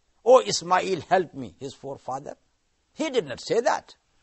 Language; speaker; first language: English; non-native, local second language; Urdu